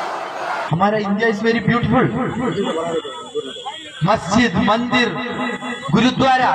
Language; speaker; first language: Hindi; non-native, learner; Malayalam